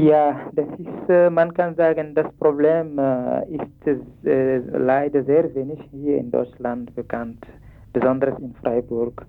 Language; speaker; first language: German; non-native, fluent; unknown